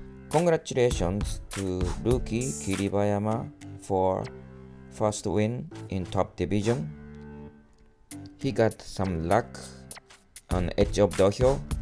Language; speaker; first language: English; non-native, learner; Japanese